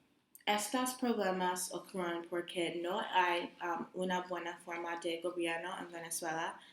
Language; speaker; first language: Spanish; non-native, learner; English